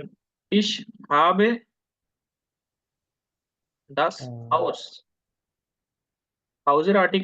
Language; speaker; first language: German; non-native, fluent; Bangla